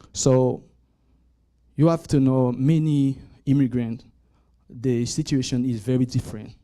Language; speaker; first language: English; non-native, learner; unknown